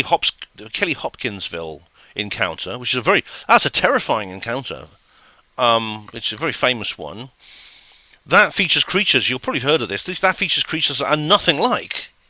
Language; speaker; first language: English; native; English